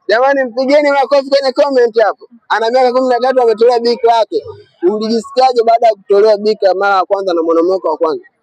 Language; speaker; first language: Swahili; native; Swahili